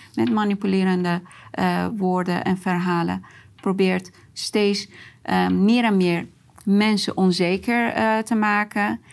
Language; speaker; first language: Dutch; non-native, fluent; Persian